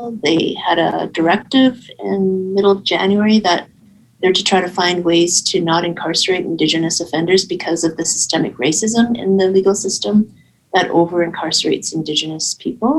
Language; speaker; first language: English; native; English